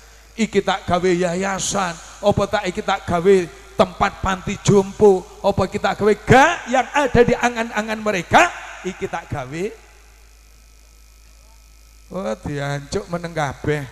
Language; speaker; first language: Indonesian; non-native, local second language; Javanese